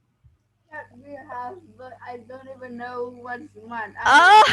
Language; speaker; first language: English; non-native, learner; Vietnamese